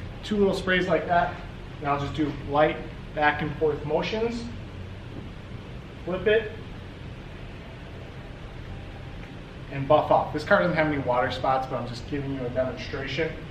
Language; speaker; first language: English; native; English